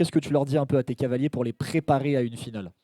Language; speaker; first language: French; native; French